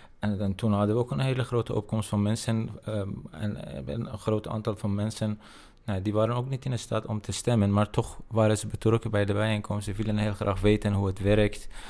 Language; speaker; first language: Dutch; non-native, fluent; Persian